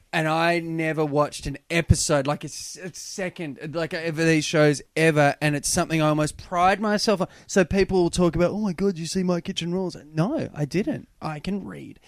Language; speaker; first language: English; native; English